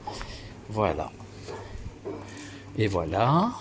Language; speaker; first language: French; native; French